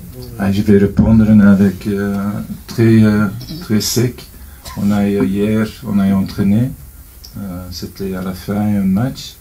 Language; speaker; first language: French; non-native, local second language; Dutch